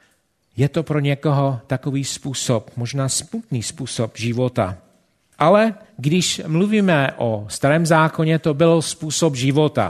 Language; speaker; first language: Czech; non-native, fluent; English